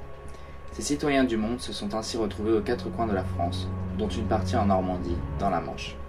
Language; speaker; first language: French; native; French